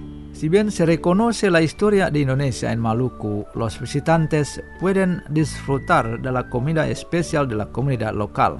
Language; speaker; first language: Spanish; non-native, fluent; Indonesian